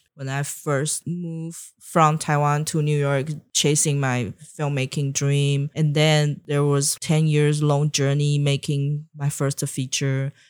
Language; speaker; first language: English; non-native, fluent; Chinese